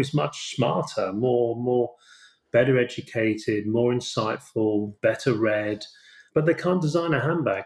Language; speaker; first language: English; native; English